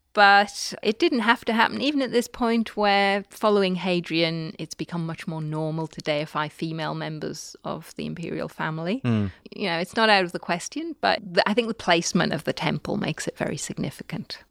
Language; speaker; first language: English; native; English